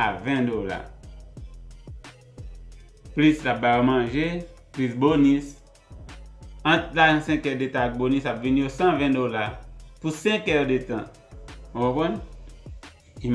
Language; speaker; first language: French; non-native, local second language; Haitian Creole